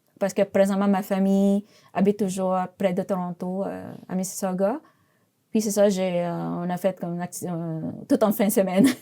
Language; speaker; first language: French; non-native, fluent; Filipino